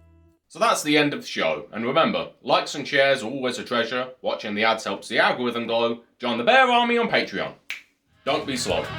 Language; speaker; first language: English; native; English